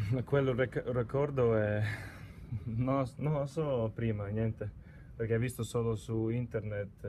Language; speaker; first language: Italian; non-native, learner; Latvian